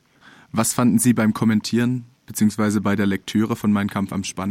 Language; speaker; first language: German; native; German